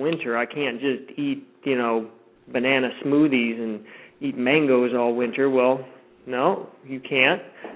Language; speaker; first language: English; native; English